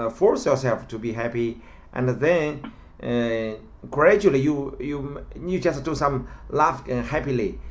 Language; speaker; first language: English; non-native, learner; Chinese